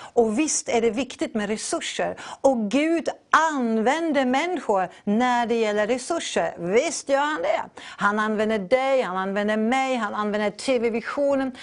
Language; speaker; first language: Swedish; non-native, fluent; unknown